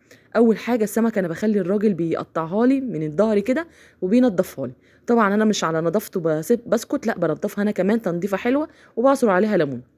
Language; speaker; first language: Arabic; native; Arabic